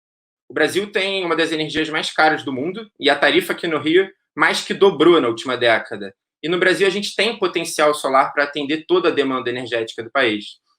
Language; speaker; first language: Portuguese; native; Portuguese